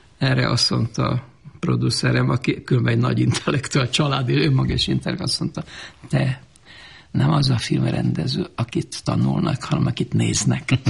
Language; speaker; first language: Hungarian; native; Hungarian